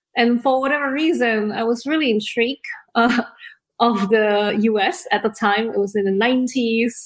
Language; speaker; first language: English; early bilingual, other home language; Indonesian